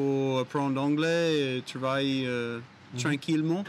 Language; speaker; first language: French; non-native, learner; English